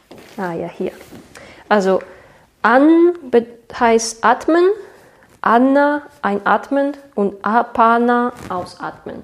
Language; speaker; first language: German; non-native, fluent; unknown